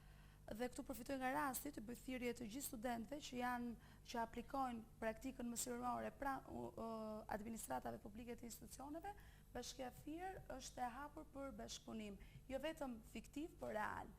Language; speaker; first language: Albanian; native; Albanian